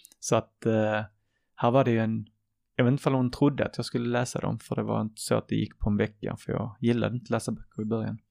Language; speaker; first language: Swedish; early bilingual, other home language; Arabic